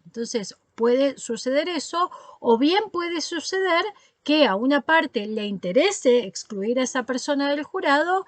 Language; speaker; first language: Spanish; native; Spanish